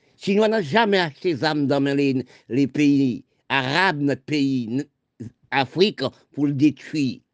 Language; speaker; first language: French; non-native, local second language; Haitian Creole